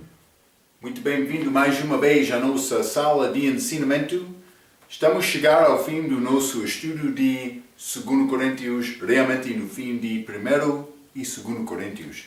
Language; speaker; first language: Portuguese; non-native, fluent; English